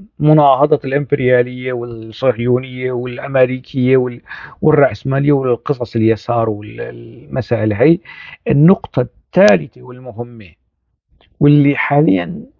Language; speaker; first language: Arabic; non-native, local second language; Kurdish